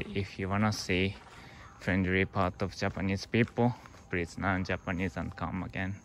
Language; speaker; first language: English; non-native, learner; Japanese